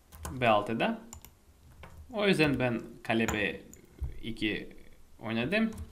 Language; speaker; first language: Turkish; non-native, fluent; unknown